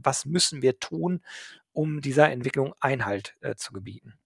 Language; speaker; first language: German; native; German